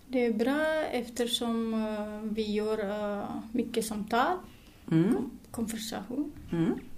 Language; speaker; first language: Swedish; non-native, learner; Indonesian